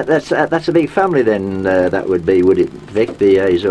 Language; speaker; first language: English; native; English